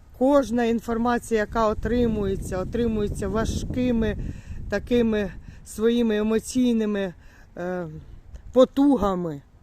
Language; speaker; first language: Ukrainian; native; Ukrainian